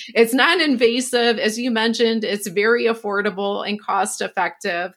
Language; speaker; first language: English; native; English